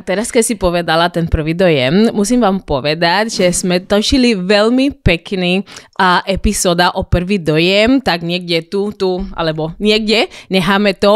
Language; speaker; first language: Slovak; non-native, fluent; Spanish